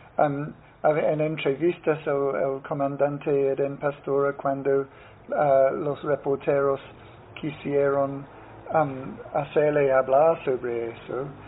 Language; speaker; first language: Spanish; non-native, fluent; English